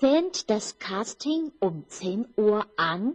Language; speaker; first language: German; non-native, fluent; Chinese